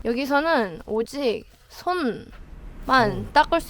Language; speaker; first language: Korean; native; Korean